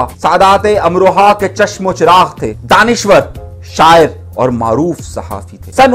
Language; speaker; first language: Urdu; native; Urdu